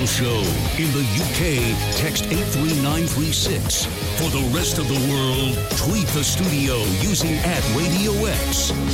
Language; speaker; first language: English; native; English